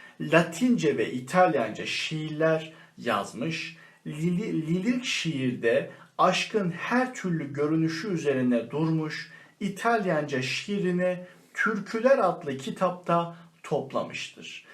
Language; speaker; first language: Turkish; native; Turkish